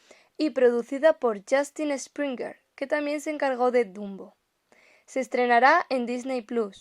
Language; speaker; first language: Spanish; native; Spanish